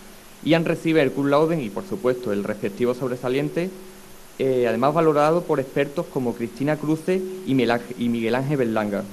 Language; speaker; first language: Spanish; native; Spanish